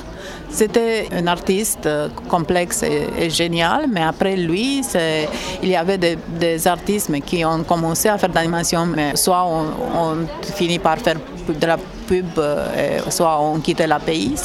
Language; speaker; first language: French; non-native, fluent; Romanian